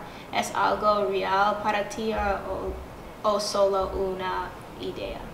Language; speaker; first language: Spanish; non-native, learner; English